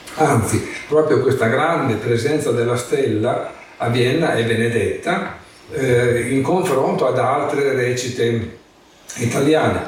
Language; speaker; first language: Italian; native; Italian